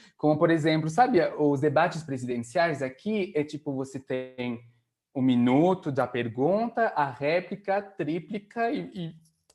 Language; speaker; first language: Portuguese; non-native, fluent; French